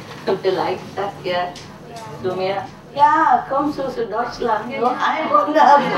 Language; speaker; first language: German; non-native, learner; Vietnamese